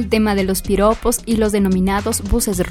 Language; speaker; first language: Spanish; native; Spanish